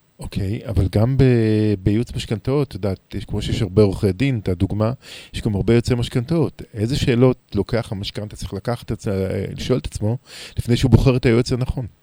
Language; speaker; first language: Hebrew; native; Hebrew